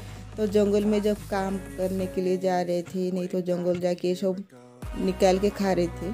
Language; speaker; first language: Hindi; non-native, local second language; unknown